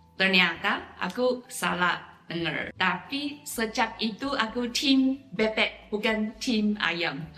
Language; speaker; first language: Indonesian; non-native, fluent; Chinese